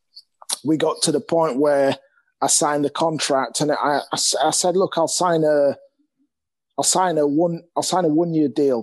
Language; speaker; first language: English; native; English